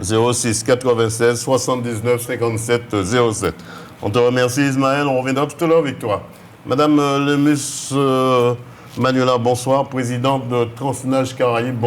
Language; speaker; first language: French; native; French